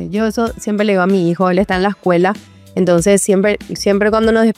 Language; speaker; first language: Spanish; native; Spanish